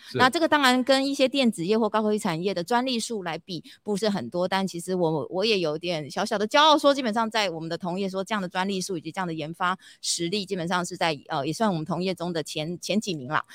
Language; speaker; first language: Chinese; native; Chinese